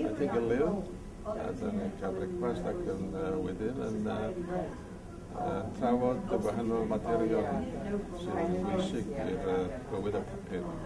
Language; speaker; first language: Welsh; non-native, fluent; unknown